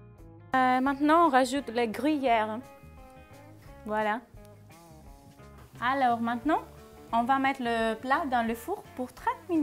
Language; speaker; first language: French; non-native, learner; Greek